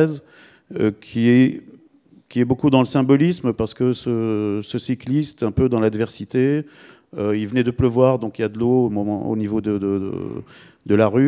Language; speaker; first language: French; native; French